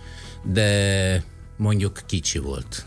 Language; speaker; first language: Hungarian; non-native, fluent; Italian